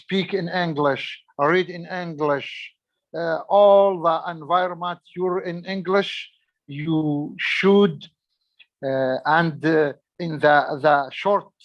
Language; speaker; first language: English; non-native, learner; Arabic